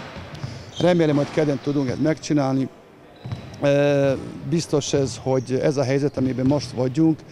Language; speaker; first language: Hungarian; non-native, learner; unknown